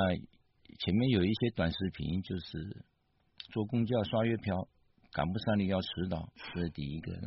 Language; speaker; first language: Chinese; native; Chinese